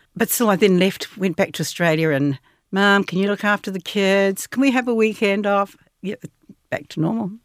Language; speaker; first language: English; native; English